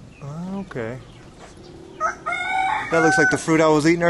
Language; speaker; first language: English; native; English